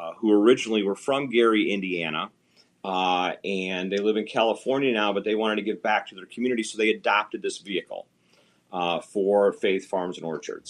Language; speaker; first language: English; native; English